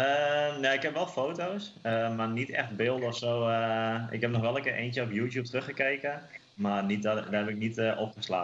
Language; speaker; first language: Dutch; native; Dutch